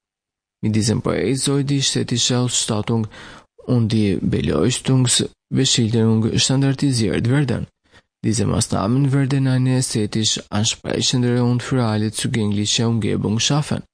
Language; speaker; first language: German; non-native, fluent; Albanian